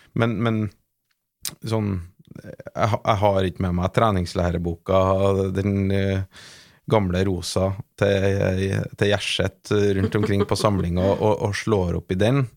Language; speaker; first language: Norwegian; native; Norwegian